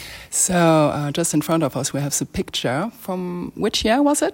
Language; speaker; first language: English; non-native, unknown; French